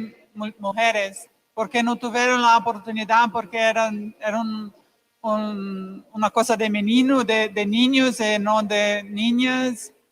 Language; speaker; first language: Spanish; non-native, fluent; Portuguese